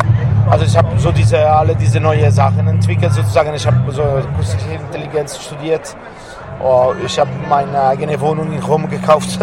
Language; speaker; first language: German; non-native, fluent; Italian